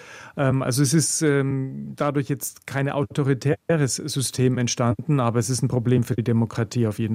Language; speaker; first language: German; native; German